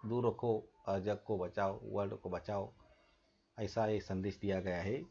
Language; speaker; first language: Hindi; non-native, local second language; Marathi